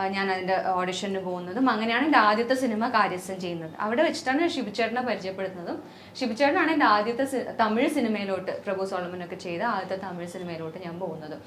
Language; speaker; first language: Malayalam; native; Malayalam